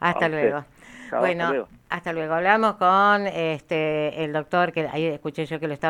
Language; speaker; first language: Spanish; native; Spanish